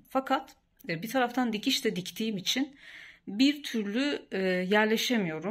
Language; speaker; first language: Turkish; native; Turkish